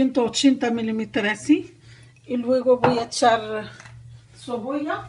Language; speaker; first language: Spanish; non-native, learner; Arabic